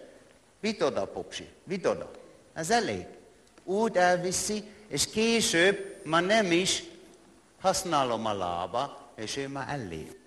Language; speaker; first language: Hungarian; non-native, learner; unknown